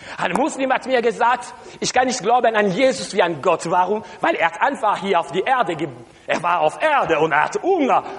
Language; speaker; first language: German; non-native, learner; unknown